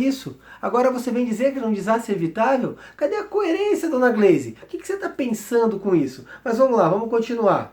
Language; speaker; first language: Portuguese; native; Portuguese